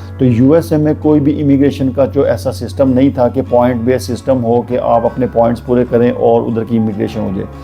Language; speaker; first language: Urdu; non-native, local second language; Punjabi